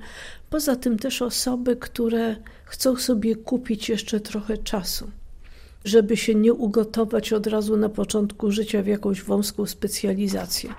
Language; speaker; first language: Polish; native; Polish